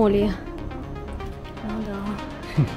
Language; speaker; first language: Russian; native; Russian